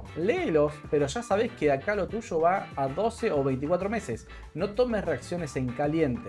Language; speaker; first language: Spanish; native; Spanish